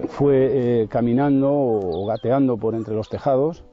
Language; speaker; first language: Spanish; native; Spanish